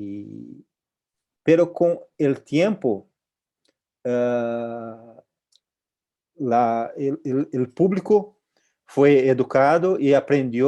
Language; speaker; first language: Spanish; non-native, local second language; Portuguese